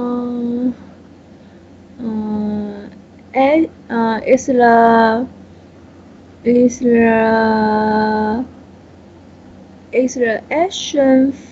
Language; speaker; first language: English; non-native, learner; Chinese